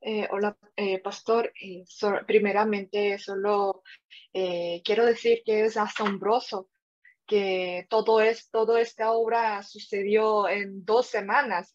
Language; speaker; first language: Spanish; non-native, fluent; Korean